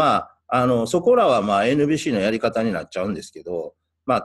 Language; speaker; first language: Japanese; native; Japanese